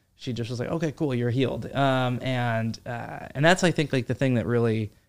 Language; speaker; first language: English; native; English